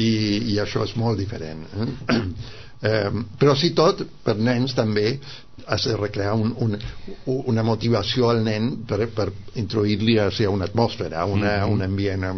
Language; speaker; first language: Catalan; non-native, fluent; Spanish